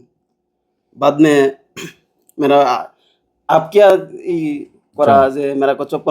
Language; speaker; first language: Hindi; non-native, learner; Bangla